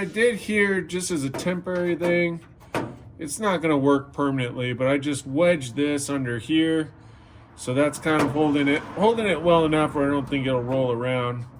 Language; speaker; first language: English; native; English